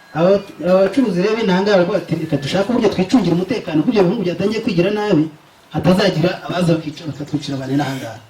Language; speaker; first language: Kinyarwanda; native; Kinyarwanda